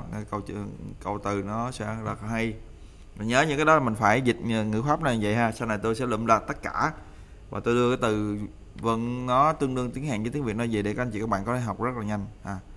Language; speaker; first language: Vietnamese; native; Vietnamese